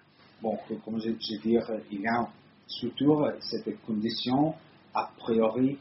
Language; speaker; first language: French; non-native, learner; Italian